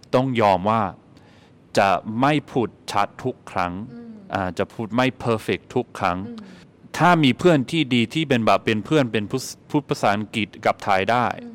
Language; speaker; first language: Thai; non-native, fluent; English